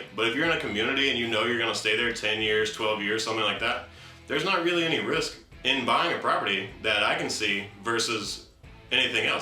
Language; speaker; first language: English; native; English